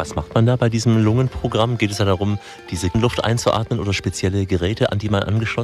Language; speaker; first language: German; native; German